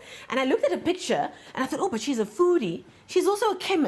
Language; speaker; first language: English; native; English